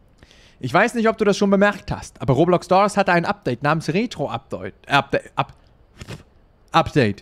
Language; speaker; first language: German; native; German